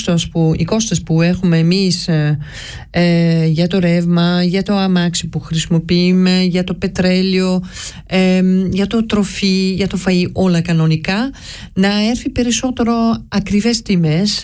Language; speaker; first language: Greek; early bilingual, heritage; Greek